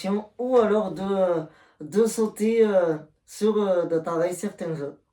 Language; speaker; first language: French; native; French